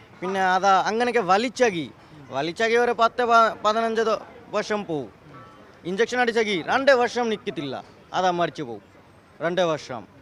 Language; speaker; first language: Malayalam; non-native, local second language; Bangla